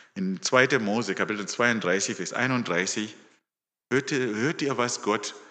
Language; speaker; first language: German; non-native, fluent; Shona